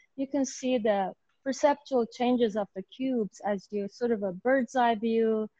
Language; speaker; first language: English; native; English